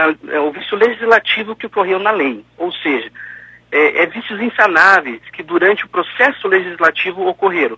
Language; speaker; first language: Portuguese; native; Portuguese